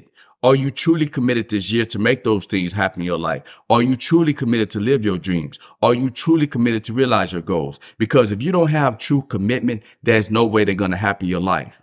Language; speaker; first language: English; native; English